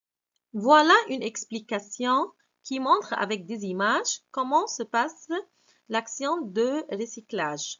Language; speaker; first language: French; non-native, fluent; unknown